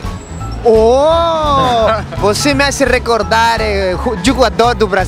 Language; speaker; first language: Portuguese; non-native, learner; Spanish